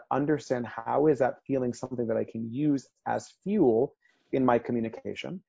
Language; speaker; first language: English; early bilingual, other home language; Spanish